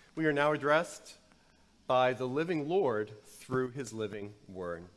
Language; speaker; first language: English; native; English